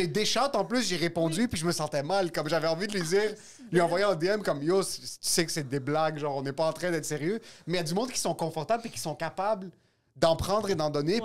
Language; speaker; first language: French; native; French